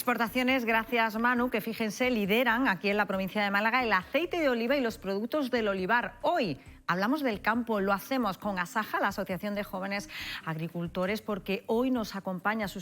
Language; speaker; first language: Spanish; native; Spanish